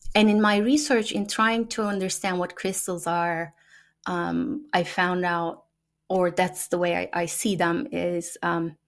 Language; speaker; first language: English; non-native, fluent; Turkish